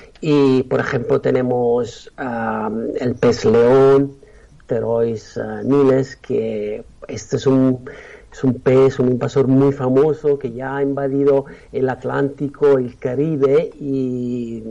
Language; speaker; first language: Spanish; non-native, fluent; Italian